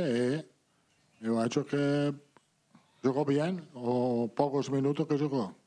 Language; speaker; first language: Portuguese; non-native, learner; Italian